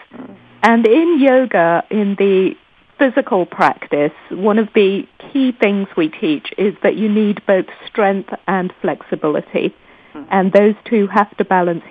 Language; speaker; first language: English; non-native, local second language; Gujarati